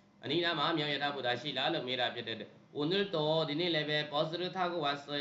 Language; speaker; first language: Korean; non-native, fluent; Burmese